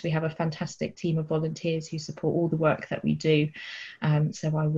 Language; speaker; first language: English; native; English